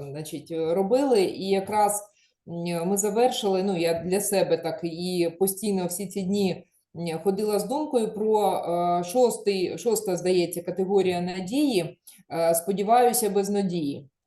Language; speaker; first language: Ukrainian; native; Ukrainian